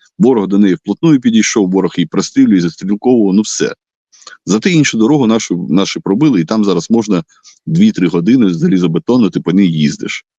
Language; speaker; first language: Ukrainian; non-native, local second language; Russian